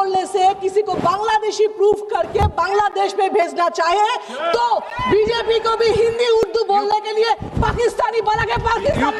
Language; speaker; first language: Hindi; non-native, local second language; Bangla